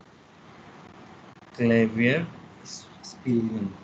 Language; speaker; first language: German; non-native, learner; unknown